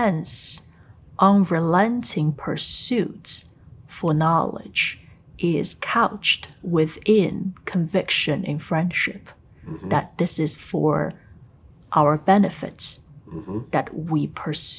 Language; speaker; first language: English; non-native, fluent; Chinese